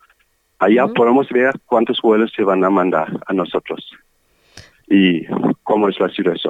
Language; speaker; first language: Spanish; non-native, learner; German